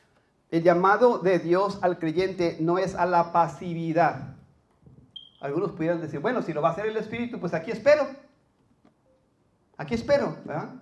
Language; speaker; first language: Spanish; native; Spanish